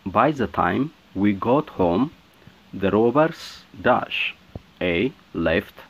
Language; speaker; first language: English; non-native, local second language; Amharic